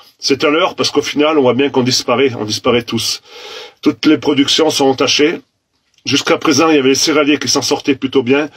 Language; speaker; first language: French; native; French